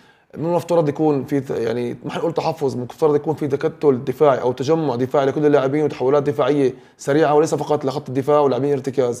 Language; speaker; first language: Arabic; native; Arabic